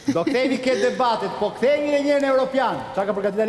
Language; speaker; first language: Albanian; native; Albanian